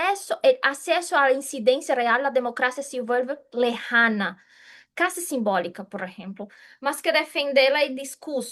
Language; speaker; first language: Spanish; non-native, fluent; Portuguese